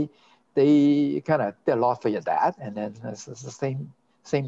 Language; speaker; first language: English; non-native, local second language; Cantonese